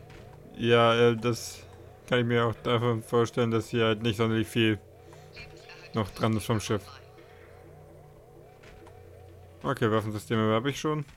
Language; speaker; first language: German; native; German